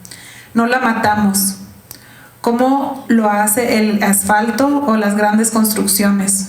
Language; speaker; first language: Spanish; native; Spanish